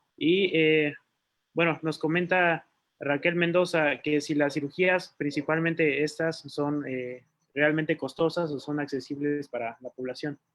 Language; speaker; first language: Spanish; native; Spanish